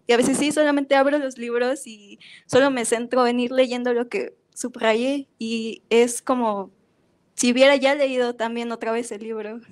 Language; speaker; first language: Spanish; native; Spanish